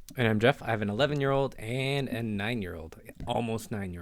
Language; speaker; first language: English; native; English